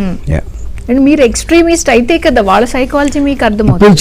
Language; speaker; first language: Telugu; native; Telugu